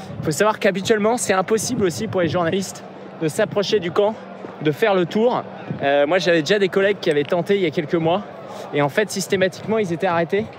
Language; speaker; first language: French; native; French